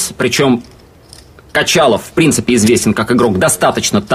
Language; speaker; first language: Russian; native; Russian